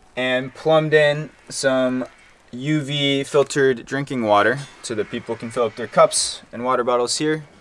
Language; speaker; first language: English; native; English